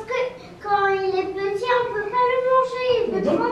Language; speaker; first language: French; non-native, local second language; Arabic